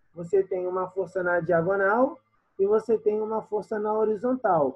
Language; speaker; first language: Portuguese; native; Portuguese